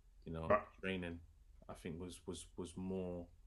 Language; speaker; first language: English; native; English